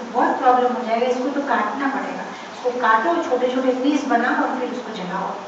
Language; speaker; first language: Hindi; non-native, local second language; Telugu